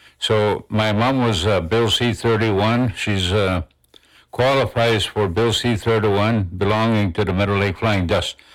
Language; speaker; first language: English; non-native, local second language; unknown